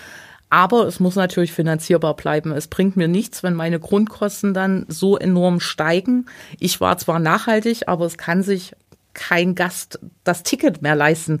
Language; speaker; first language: German; native; German